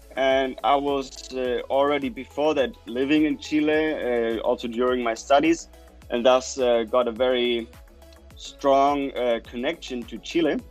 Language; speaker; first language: English; non-native, fluent; German